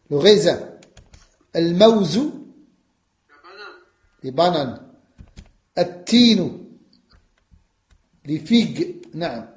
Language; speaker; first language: Arabic; non-native, fluent; French